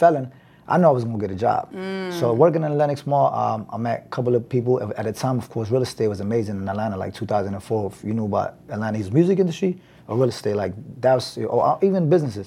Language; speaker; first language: English; native; English